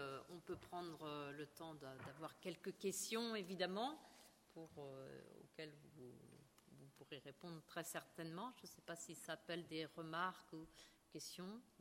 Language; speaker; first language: French; native; French